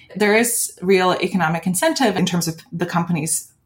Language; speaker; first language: English; early bilingual, other home language; Lithuanian